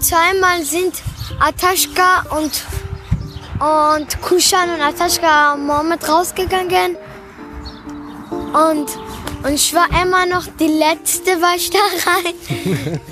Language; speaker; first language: German; early bilingual, other home language; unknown